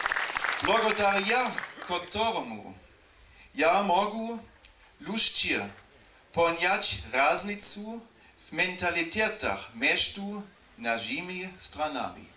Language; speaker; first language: Russian; non-native, learner; German